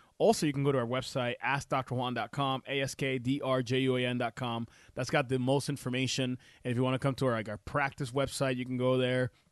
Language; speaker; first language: English; non-native, fluent; Spanish